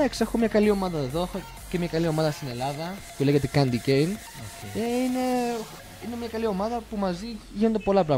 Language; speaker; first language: Greek; early bilingual, heritage; English